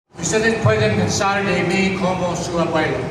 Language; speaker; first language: Spanish; non-native, fluent; English